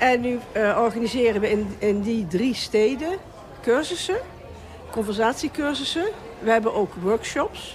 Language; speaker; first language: Dutch; native; Dutch